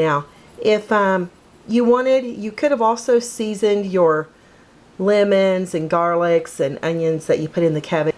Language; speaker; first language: English; native; English